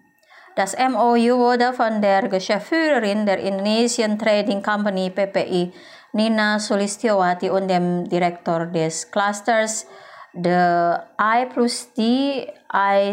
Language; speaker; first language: German; non-native, fluent; Indonesian